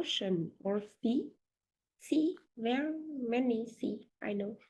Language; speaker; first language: English; non-native, learner; Vietnamese